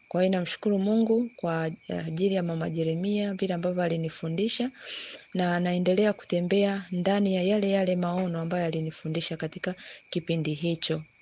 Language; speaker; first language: Swahili; native; Swahili